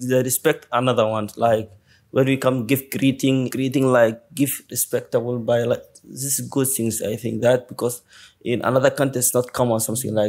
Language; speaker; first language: English; non-native, learner; Arabic